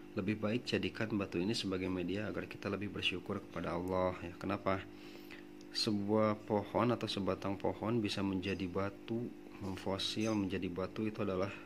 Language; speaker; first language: Indonesian; non-native, local second language; Sundanese